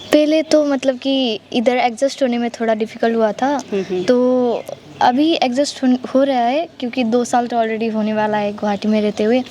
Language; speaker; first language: Hindi; non-native, local second language; Nepali